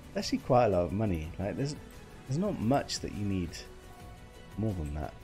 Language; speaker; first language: English; native; English